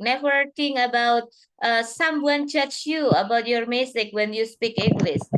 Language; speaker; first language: English; non-native, fluent; Indonesian